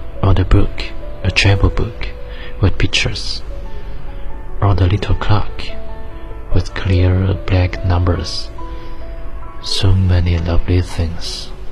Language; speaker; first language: English; non-native, fluent; Chinese